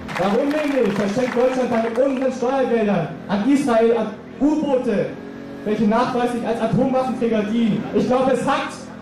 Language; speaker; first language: German; native; German